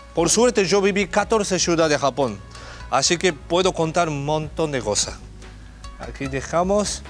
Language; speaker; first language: Spanish; non-native, learner; Japanese